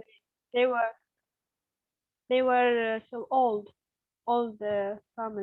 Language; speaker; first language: English; non-native, learner; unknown